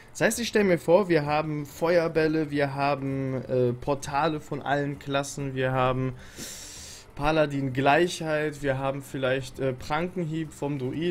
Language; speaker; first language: German; native; German